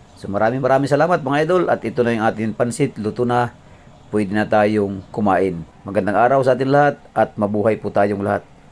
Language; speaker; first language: Filipino; non-native, local second language; Cebuano